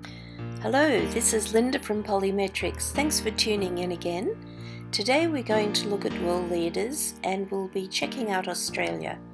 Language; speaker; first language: English; native; English